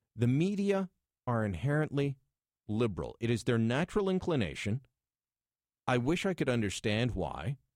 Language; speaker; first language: English; native; English